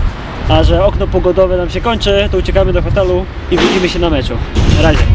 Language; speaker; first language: Polish; native; Polish